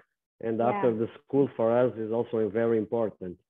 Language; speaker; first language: English; non-native, learner; Portuguese